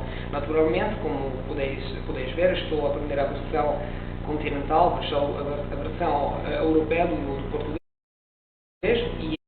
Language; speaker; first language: Portuguese; non-native, learner; Italian